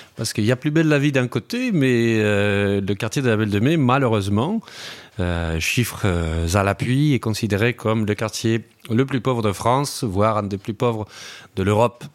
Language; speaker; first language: French; early bilingual, other home language; Spanish